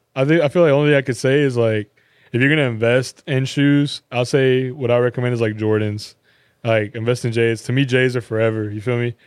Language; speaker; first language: English; native; English